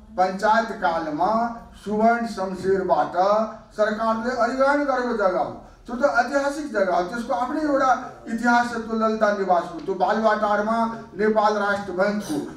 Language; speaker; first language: Nepali; non-native, local second language; Maithili